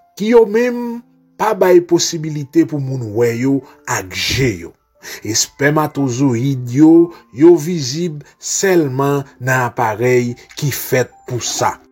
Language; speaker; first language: Haitian Creole; native; Haitian Creole